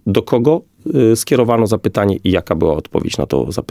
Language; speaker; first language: Polish; native; Polish